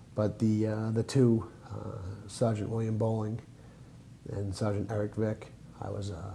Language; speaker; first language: English; native; English